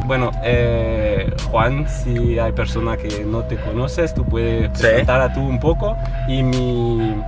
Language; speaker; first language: Spanish; non-native, learner; French